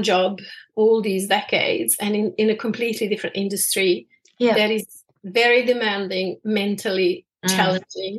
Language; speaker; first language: English; non-native, fluent; Bosnian